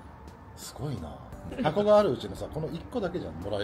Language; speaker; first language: Japanese; native; Japanese